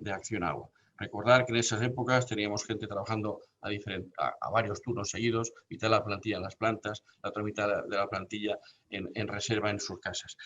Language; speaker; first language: Spanish; native; Spanish